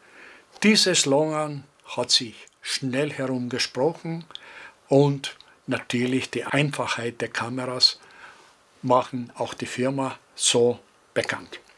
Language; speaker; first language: German; non-native, fluent; Greek